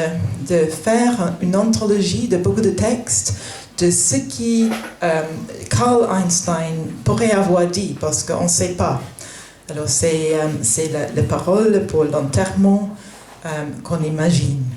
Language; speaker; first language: French; non-native, fluent; English